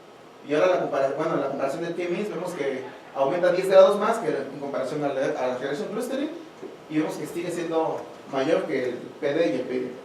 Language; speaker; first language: Spanish; native; Spanish